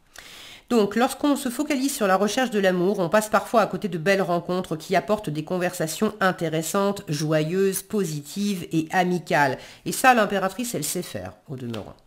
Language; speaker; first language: French; native; French